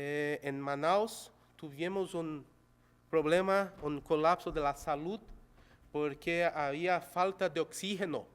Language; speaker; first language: Spanish; non-native, local second language; Portuguese